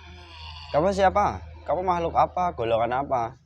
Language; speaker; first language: Indonesian; native; Indonesian